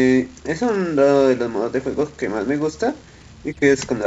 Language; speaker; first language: Spanish; native; Spanish